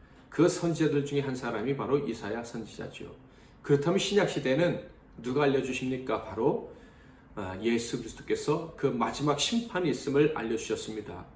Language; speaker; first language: Korean; native; Korean